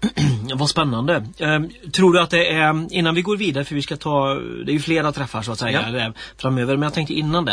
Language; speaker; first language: Swedish; native; Swedish